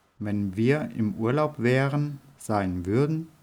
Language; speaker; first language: German; native; German